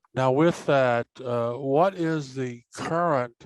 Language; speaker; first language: English; native; English